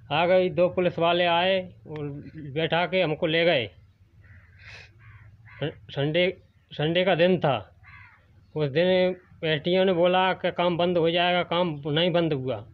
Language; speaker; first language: Hindi; native; Hindi